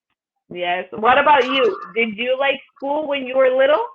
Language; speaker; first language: English; non-native, fluent; Spanish